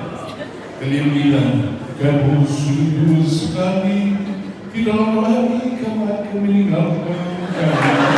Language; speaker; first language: Indonesian; non-native, fluent; Tetum